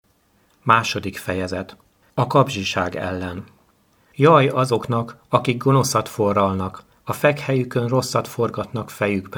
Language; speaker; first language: Hungarian; native; Hungarian